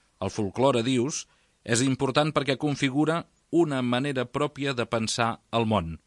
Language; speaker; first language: Catalan; native; Catalan